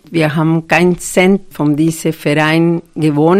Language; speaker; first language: German; non-native, fluent; Spanish